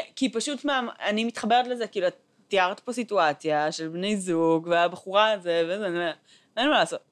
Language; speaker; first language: Hebrew; native; Hebrew